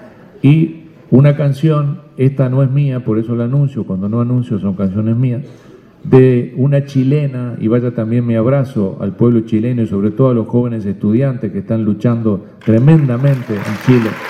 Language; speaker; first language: Spanish; native; Spanish